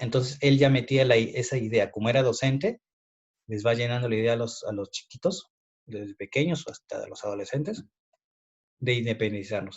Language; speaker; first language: Spanish; native; Spanish